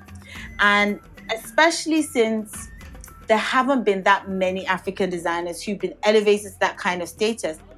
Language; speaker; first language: English; non-native, local second language; Yoruba